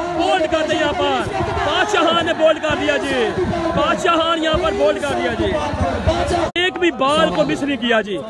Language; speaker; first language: Urdu; non-native, local second language; Punjabi